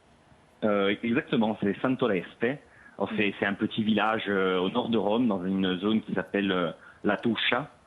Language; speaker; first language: French; non-native, fluent; Italian